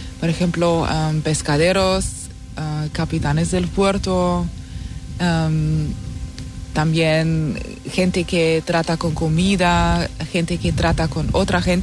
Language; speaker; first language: Spanish; non-native, fluent; German